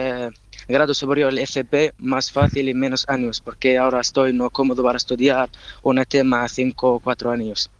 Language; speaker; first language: Spanish; non-native, learner; Arabic